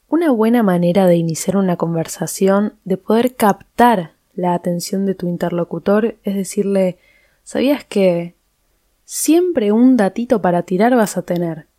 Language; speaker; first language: Spanish; native; Spanish